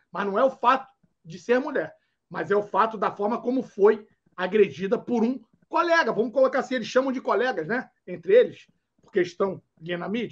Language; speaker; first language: Portuguese; native; Portuguese